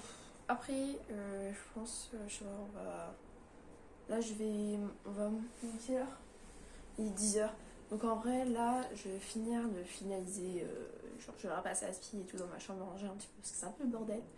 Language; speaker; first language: French; native; French